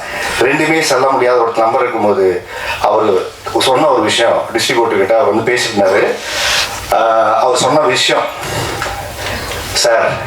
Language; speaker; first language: Tamil; native; Tamil